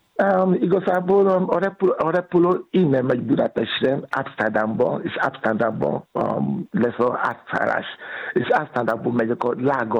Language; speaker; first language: Hungarian; non-native, fluent; Yoruba